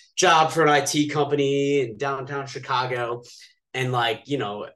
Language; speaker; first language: English; native; English